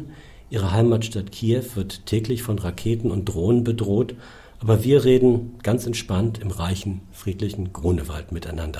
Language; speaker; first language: German; native; German